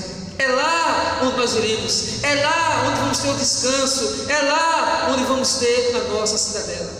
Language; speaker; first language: Portuguese; native; Portuguese